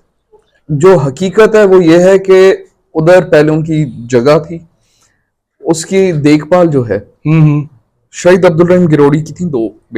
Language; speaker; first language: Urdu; non-native, local second language; Sindhi